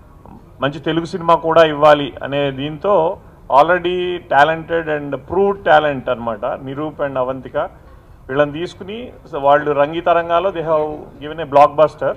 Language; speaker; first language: Telugu; native; Telugu